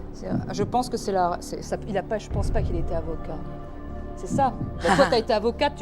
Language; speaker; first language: French; native; French